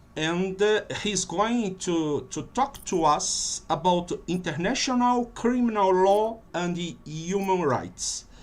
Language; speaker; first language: English; non-native, fluent; Portuguese